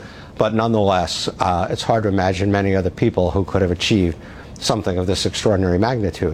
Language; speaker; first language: English; native; English